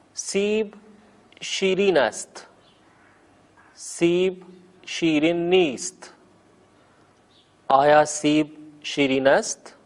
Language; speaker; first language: Persian; non-native, fluent; Urdu